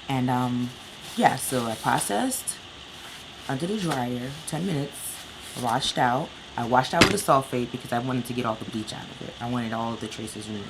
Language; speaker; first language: English; native; English